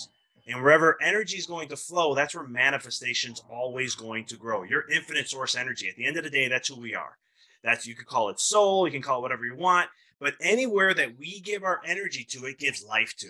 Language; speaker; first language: English; native; English